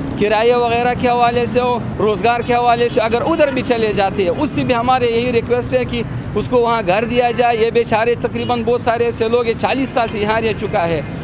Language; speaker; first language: Urdu; early bilingual, other home language; Pashto